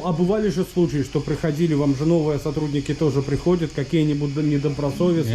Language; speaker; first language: Russian; native; Russian